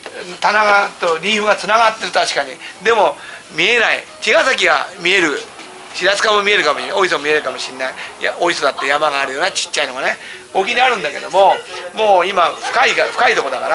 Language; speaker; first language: Japanese; native; Japanese